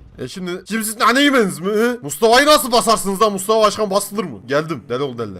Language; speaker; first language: Turkish; native; Turkish